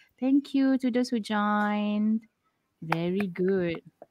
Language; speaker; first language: English; non-native, local second language; Malay